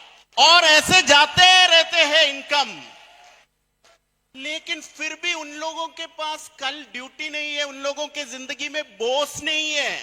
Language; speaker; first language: Hindi; non-native, fluent; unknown